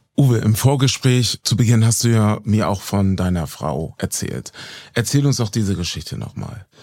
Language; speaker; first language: German; native; German